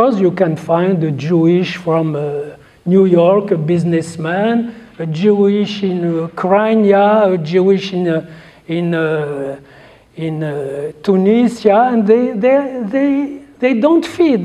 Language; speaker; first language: English; non-native, fluent; Arabic